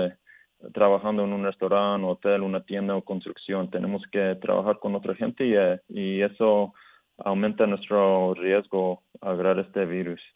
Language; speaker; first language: Spanish; early bilingual, heritage; Spanish